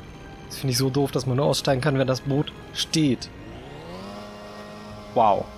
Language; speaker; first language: German; native; German